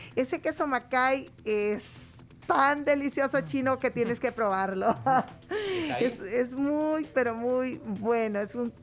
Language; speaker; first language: Spanish; native; Spanish